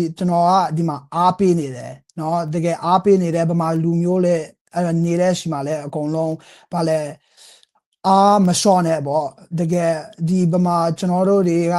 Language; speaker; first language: Burmese; early bilingual, heritage; Burmese